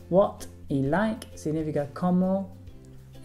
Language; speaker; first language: Spanish; non-native, fluent; English